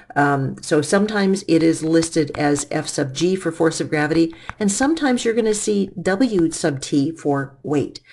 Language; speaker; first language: English; native; English